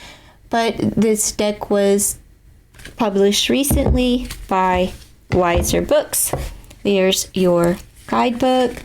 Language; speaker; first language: English; native; English